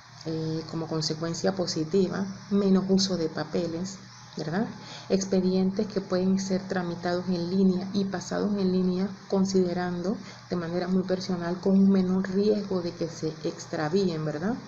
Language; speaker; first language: Spanish; native; Spanish